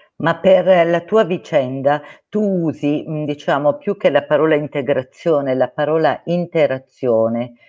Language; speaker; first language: Italian; native; Italian